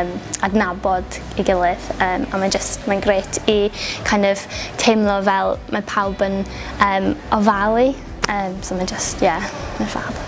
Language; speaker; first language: Welsh; non-native, local second language; English